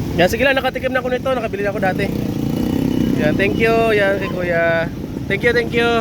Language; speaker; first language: Filipino; non-native, local second language; Cebuano